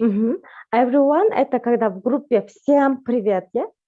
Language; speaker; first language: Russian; non-native, fluent; Turkish